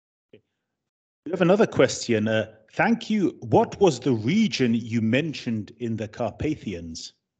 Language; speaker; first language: English; native; English